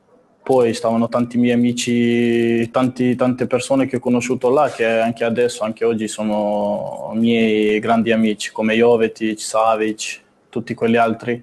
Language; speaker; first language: Italian; non-native, fluent; Serbian